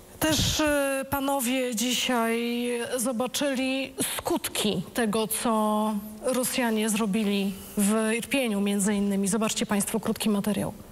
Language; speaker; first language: Polish; native; Polish